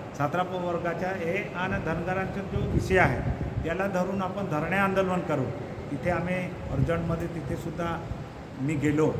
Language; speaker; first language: Marathi; non-native, local second language; Bhili